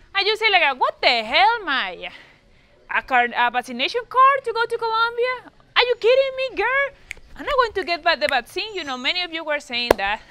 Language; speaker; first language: English; non-native, fluent; Spanish